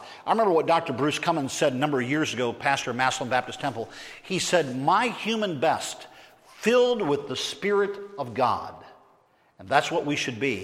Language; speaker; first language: English; native; English